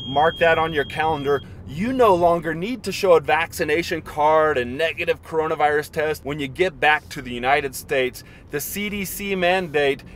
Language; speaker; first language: English; native; English